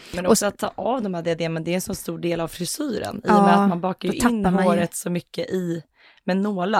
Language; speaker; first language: Swedish; native; Swedish